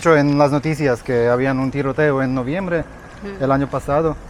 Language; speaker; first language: Spanish; non-native, learner; Slovak